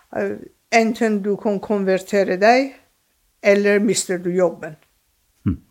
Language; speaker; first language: Norwegian; non-native, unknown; Persian